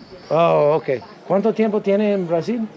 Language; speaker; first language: Spanish; non-native, learner; English